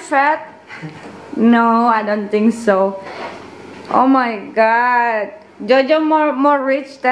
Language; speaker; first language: English; non-native, fluent; Indonesian